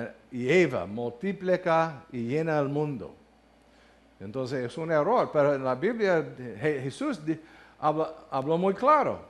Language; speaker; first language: Spanish; non-native, learner; English